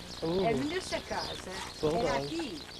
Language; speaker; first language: Portuguese; native; Portuguese